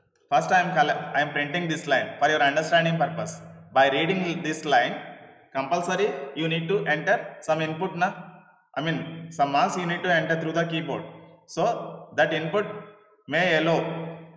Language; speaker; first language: English; non-native, local second language; Telugu